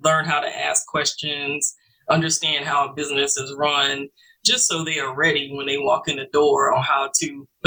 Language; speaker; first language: English; native; English